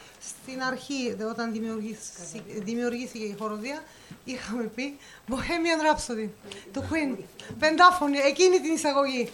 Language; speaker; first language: Greek; non-native, fluent; Russian